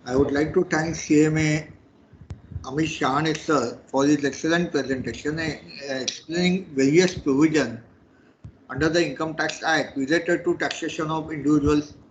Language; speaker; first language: English; non-native, local second language; Marathi